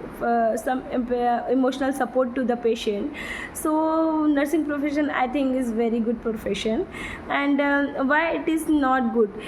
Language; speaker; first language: English; non-native, learner; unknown